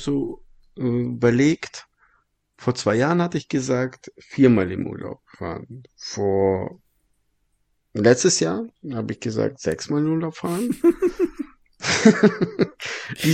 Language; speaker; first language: German; non-native, fluent; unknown